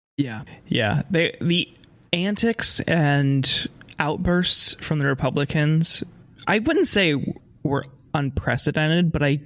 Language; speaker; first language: English; native; English